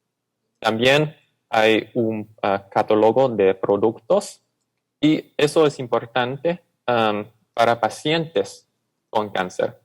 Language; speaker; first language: Spanish; non-native, fluent; English